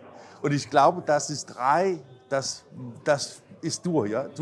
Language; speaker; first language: German; non-native, fluent; Danish